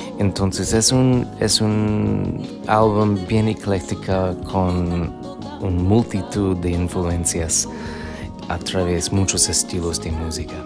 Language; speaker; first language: Spanish; non-native, fluent; English